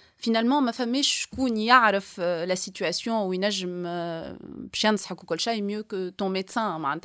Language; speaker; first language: French; non-native, local second language; Arabic